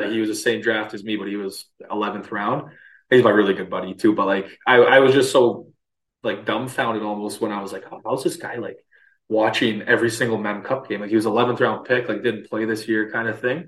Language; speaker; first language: English; native; English